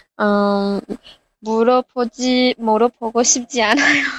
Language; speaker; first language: Korean; non-native, learner; Chinese